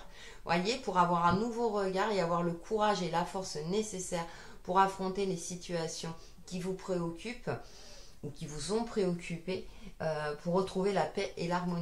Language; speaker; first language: French; native; French